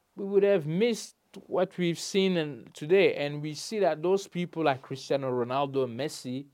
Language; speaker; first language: English; non-native, fluent; French